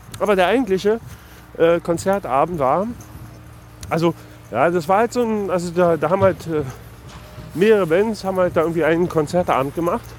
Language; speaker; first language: German; native; German